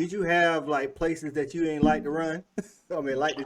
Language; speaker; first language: English; native; English